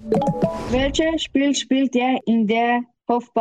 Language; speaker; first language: German; non-native, learner; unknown